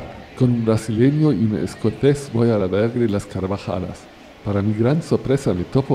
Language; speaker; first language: Spanish; non-native, fluent; German